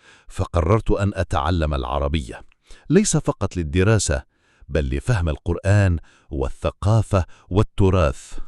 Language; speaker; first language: Arabic; non-native, fluent; Turkish